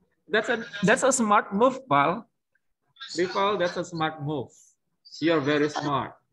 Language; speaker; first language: English; non-native, fluent; Indonesian